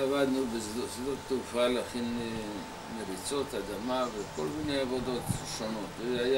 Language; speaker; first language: Hebrew; non-native, fluent; Hungarian